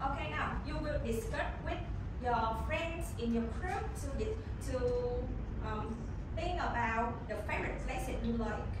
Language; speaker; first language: English; non-native, learner; Vietnamese